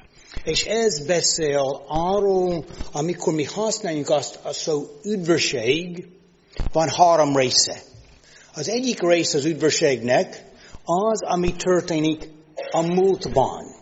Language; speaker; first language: Hungarian; non-native, fluent; English